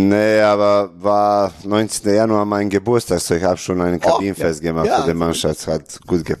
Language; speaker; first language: German; non-native, learner; Serbian